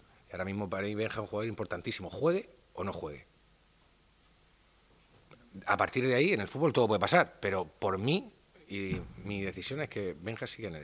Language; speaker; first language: Spanish; native; Spanish